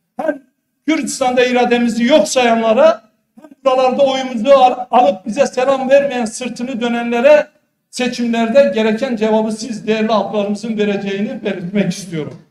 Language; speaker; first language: Turkish; non-native, local second language; Kurdish